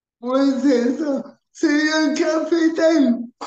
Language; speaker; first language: French; early bilingual, other home language; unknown